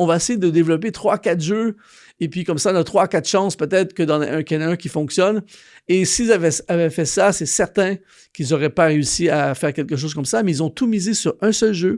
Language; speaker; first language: French; native; French